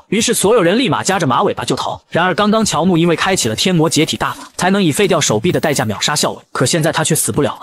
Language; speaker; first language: Chinese; native; Chinese